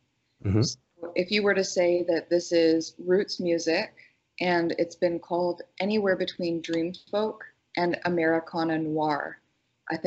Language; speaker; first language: English; native; English